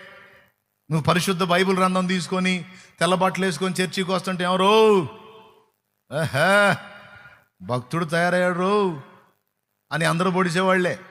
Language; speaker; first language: Telugu; native; Telugu